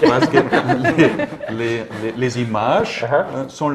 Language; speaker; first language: French; non-native, learner; German